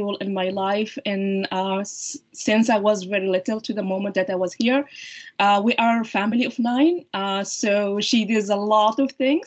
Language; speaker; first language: English; non-native, fluent; Arabic